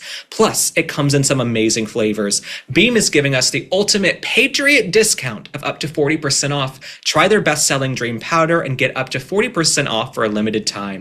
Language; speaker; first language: English; native; English